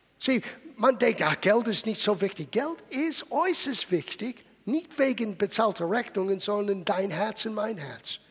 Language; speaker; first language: German; non-native, fluent; English